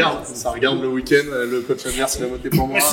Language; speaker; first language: French; native; French